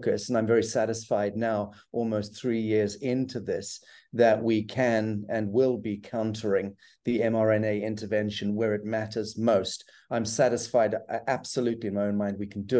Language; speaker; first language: English; native; English